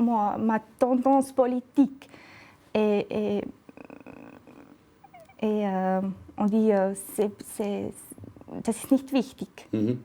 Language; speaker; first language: French; non-native, local second language; German